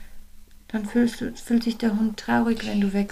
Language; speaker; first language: German; native; German